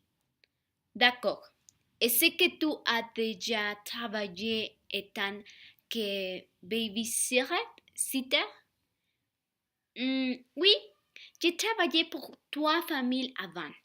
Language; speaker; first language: French; non-native, learner; Spanish